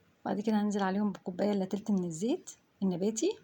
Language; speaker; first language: Arabic; native; Arabic